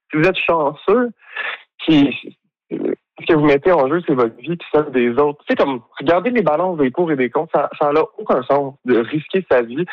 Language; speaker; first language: French; native; French